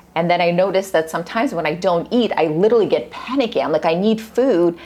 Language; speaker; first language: English; early bilingual, other home language; Russian